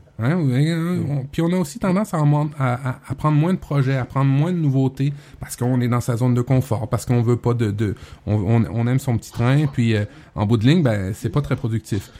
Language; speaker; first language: French; native; French